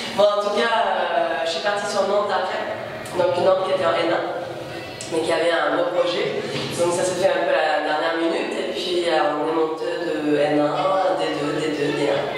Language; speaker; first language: French; non-native, fluent; Portuguese